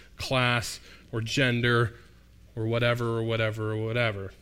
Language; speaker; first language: English; native; English